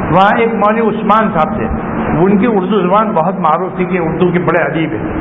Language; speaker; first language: Urdu; non-native, local second language; Gujarati